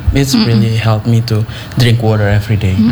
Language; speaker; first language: English; non-native, learner; Indonesian